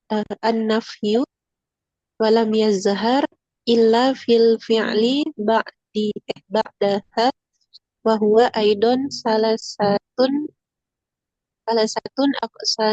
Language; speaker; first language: Arabic; non-native, learner; Indonesian